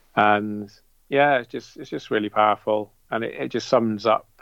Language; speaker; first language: English; native; English